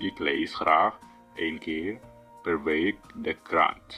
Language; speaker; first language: Dutch; non-native, fluent; Tigrinya